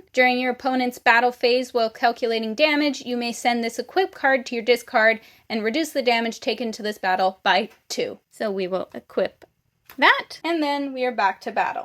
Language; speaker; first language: English; native; English